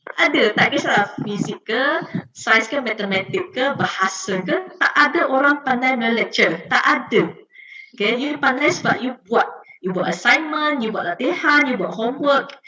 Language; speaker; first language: Malay; native; Malay